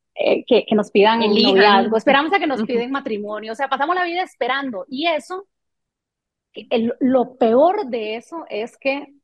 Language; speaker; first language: Spanish; early bilingual, other home language; French